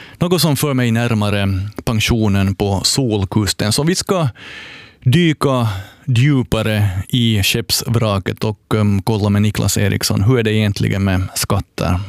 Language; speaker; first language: Swedish; native; Swedish